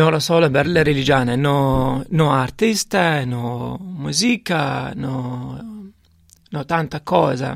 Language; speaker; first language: Italian; non-native, learner; Arabic